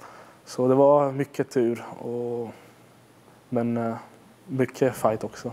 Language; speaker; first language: Swedish; non-native, fluent; Hungarian